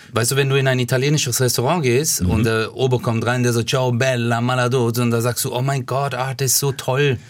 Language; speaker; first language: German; early bilingual, other home language; Turkish